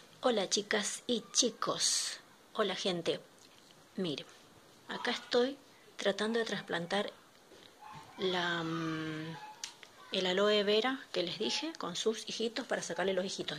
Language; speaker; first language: Spanish; native; Spanish